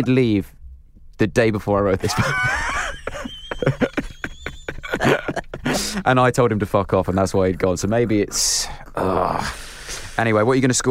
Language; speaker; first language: English; native; English